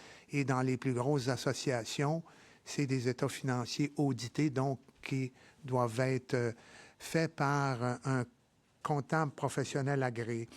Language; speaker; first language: French; native; French